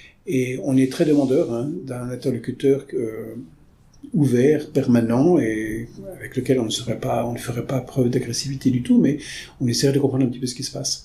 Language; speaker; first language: French; native; French